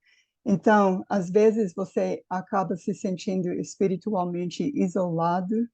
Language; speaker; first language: Portuguese; non-native, fluent; English